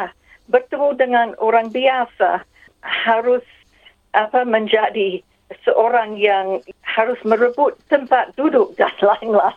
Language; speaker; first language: Indonesian; non-native, fluent; English